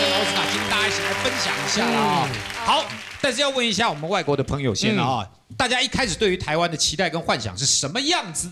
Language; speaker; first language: Chinese; native; Chinese